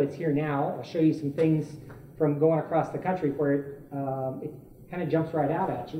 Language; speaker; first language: English; native; English